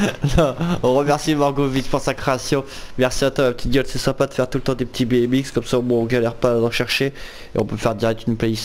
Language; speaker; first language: French; native; French